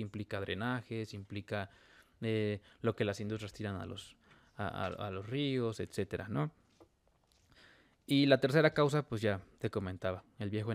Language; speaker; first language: Spanish; native; Spanish